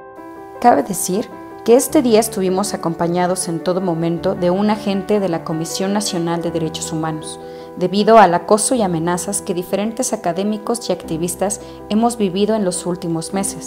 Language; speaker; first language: Spanish; native; Spanish